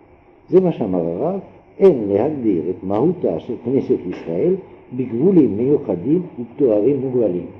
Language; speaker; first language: Hebrew; non-native, fluent; French